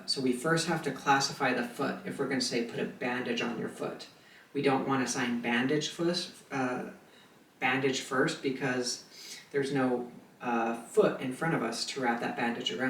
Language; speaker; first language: English; native; English